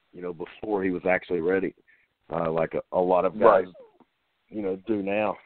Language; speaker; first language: English; native; English